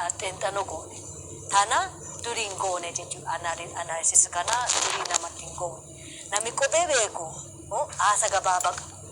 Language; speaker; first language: Oromo; non-native, fluent; Japanese